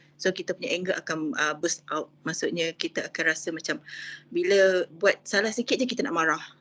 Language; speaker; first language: Malay; native; Malay